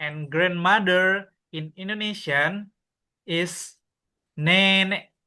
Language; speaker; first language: English; non-native, learner; Indonesian